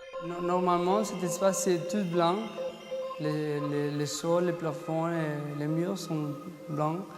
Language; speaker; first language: French; non-native, fluent; Spanish